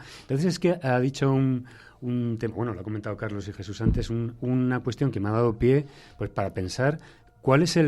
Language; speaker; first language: Spanish; native; Spanish